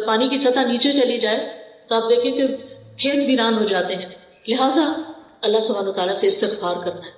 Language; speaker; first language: Urdu; native; Urdu